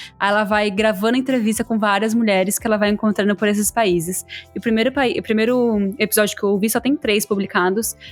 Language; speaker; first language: Portuguese; native; Portuguese